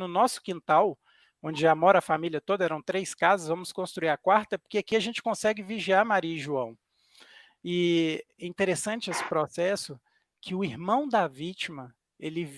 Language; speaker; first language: Portuguese; native; Portuguese